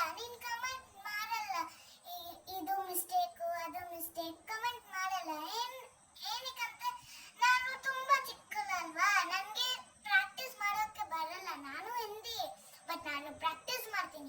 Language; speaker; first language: Kannada; non-native, local second language; Hindi